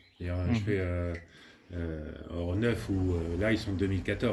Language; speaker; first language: French; native; French